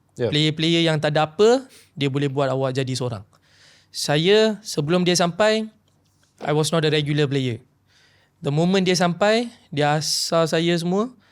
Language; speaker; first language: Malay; non-native, local second language; Tamil